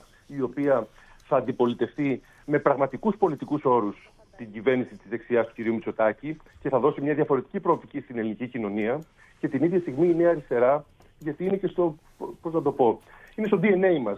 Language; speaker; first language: Greek; native; Greek